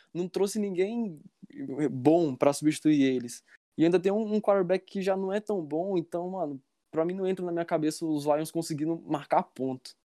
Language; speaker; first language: Portuguese; native; Portuguese